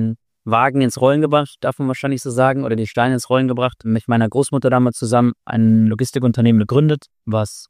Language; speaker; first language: German; native; German